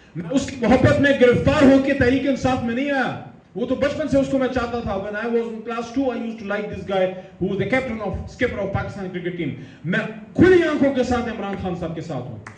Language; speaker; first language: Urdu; non-native, local second language; Pashto